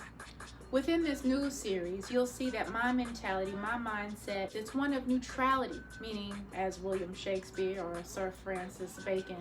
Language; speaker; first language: English; native; English